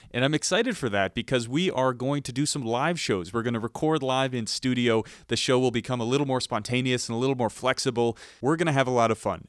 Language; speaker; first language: English; native; English